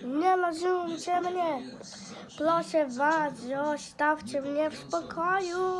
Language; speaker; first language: Polish; non-native, learner; English